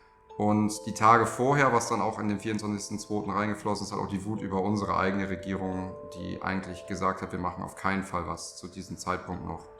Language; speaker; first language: German; native; German